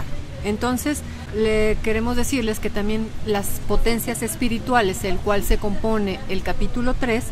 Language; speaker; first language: Spanish; native; Spanish